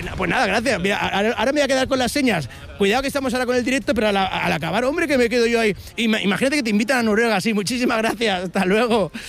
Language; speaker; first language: Spanish; native; Spanish